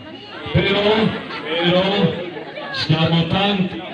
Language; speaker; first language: Italian; non-native, fluent; Spanish